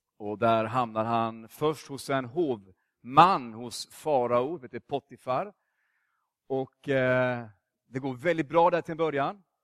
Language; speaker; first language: Swedish; native; Swedish